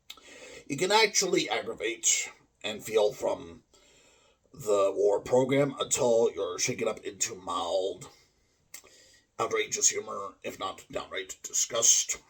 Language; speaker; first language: English; native; English